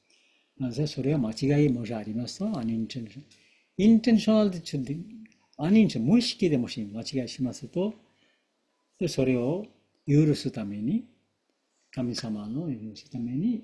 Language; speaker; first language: Japanese; non-native, fluent; Bangla